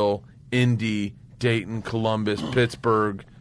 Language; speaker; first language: English; native; English